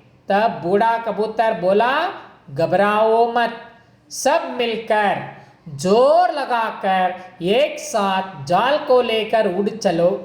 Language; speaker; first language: Hindi; non-native, local second language; Kannada